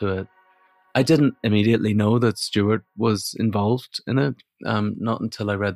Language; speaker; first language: English; native; English